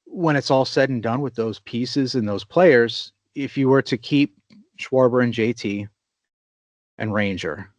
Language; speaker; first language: English; native; English